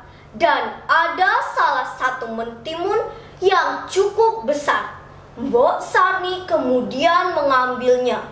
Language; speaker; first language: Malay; non-native, local second language; Balinese